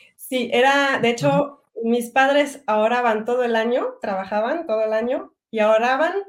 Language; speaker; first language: Spanish; non-native, fluent; French